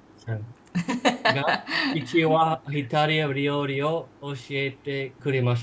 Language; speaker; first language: Japanese; non-native, learner; English